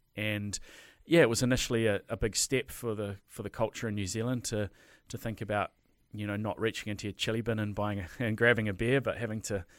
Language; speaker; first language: English; native; English